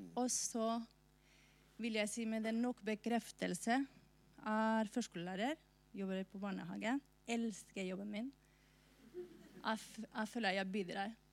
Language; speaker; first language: Norwegian; non-native, fluent; Spanish